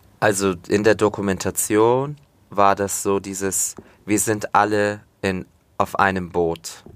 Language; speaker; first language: German; early bilingual, other home language; Turkish